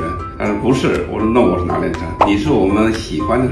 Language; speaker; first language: Chinese; native; Chinese